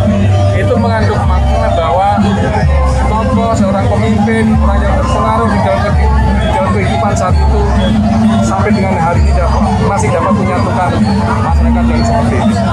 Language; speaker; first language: Indonesian; non-native, local second language; Javanese